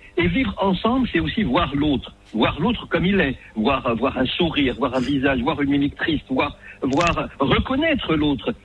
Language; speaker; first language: French; non-native, local second language; Arabic